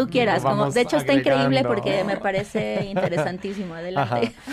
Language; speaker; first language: Spanish; native; Spanish